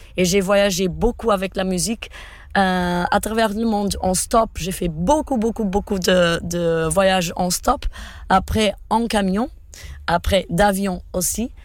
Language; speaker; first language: French; non-native, fluent; Portuguese